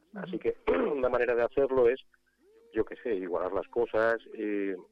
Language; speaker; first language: Spanish; native; Spanish